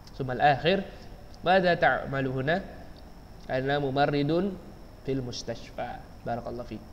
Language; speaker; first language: Arabic; non-native, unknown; Indonesian